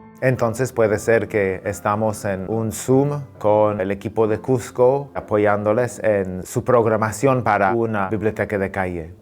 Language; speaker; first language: Spanish; non-native, fluent; English